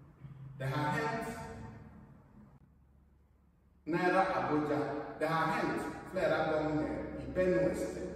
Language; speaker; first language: Swedish; non-native, fluent; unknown